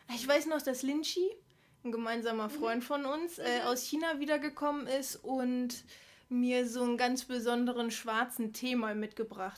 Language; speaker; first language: German; native; German